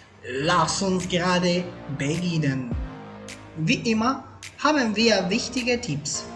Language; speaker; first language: German; non-native, fluent; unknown